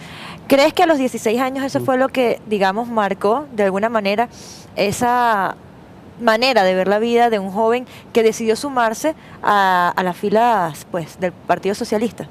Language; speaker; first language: Spanish; native; Spanish